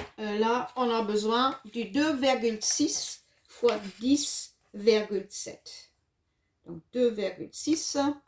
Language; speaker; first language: French; non-native, fluent; German